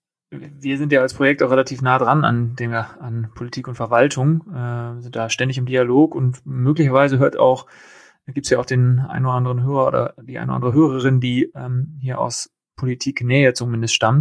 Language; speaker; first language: German; native; German